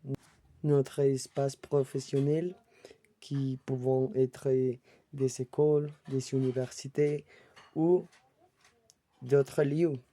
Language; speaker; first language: French; non-native, learner; Spanish